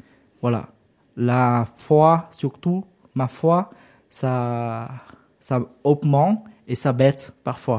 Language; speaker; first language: French; non-native, learner; Vietnamese